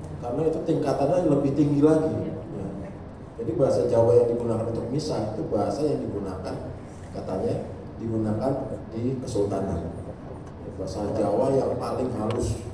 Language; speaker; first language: Indonesian; native; Indonesian